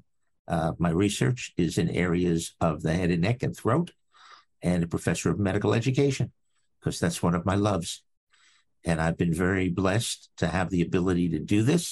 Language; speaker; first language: English; native; English